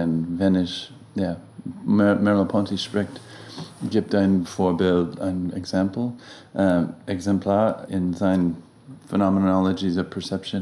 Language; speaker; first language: German; non-native, learner; English